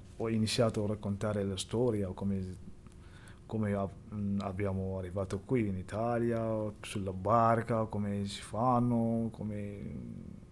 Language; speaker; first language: Italian; non-native, learner; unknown